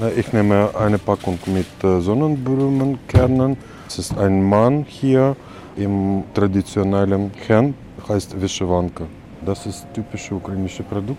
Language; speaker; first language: German; non-native, learner; Russian